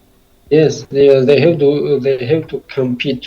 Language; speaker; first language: English; non-native, learner; Tajik